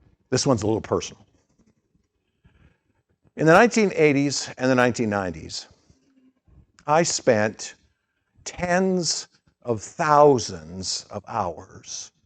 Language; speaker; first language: English; native; English